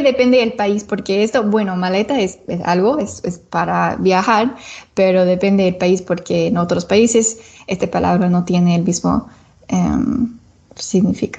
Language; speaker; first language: Spanish; non-native, learner; English